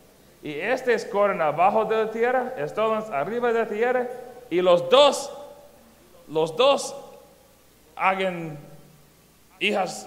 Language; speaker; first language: Spanish; non-native, learner; English